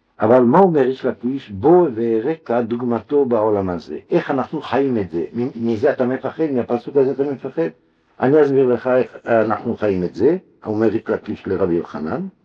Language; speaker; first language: Hebrew; non-native, fluent; French